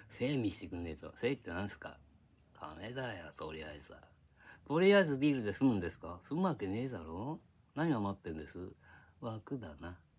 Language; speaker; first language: Japanese; native; Japanese